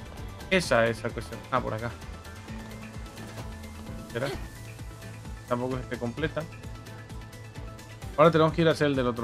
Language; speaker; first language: Spanish; native; Spanish